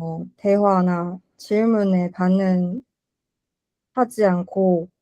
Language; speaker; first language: Korean; non-native, learner; Chinese